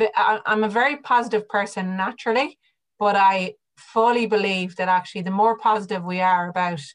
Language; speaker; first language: English; native; English